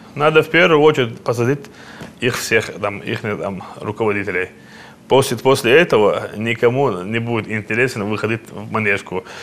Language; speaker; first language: Russian; non-native, local second language; Chechen